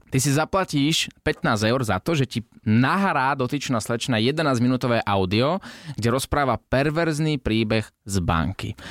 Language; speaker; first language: Slovak; native; Slovak